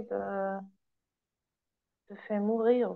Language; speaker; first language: French; non-native, learner; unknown